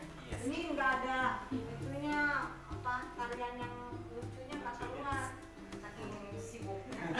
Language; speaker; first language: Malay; non-native, local second language; Sundanese